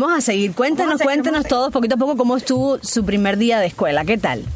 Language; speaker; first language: Spanish; native; Spanish